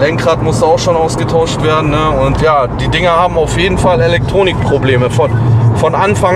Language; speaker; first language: German; native; German